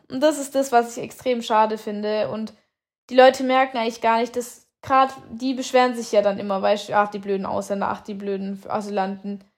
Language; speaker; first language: German; native; German